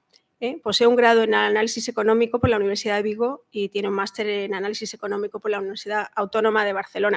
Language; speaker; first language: Spanish; native; Spanish